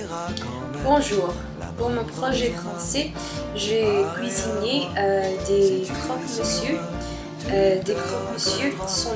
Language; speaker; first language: French; non-native, learner; English